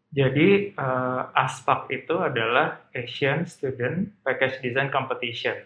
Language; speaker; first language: Indonesian; native; Indonesian